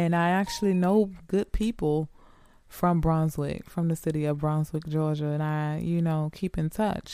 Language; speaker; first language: English; native; English